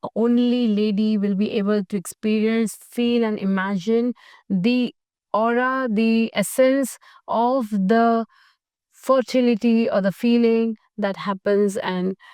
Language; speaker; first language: English; non-native, local second language; Gujarati